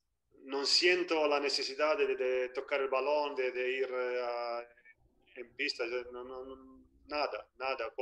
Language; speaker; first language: Spanish; non-native, fluent; Italian